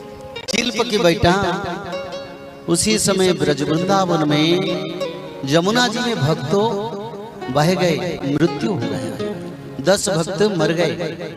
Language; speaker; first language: Hindi; non-native, local second language; Odia